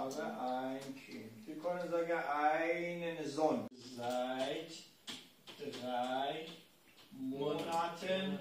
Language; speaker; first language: German; non-native, learner; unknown